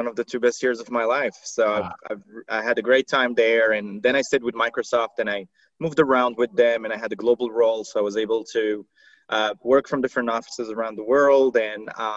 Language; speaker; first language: English; non-native, fluent; Arabic